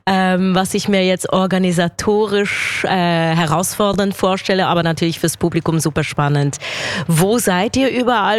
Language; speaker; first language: German; native; German